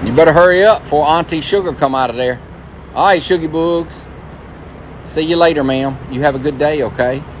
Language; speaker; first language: English; native; English